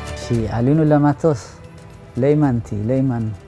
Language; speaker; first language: Hebrew; non-native, learner; Amharic